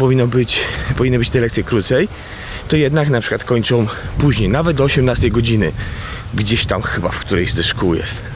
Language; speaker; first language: Polish; native; Polish